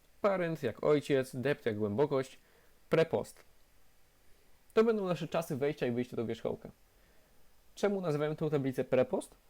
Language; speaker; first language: Polish; native; Polish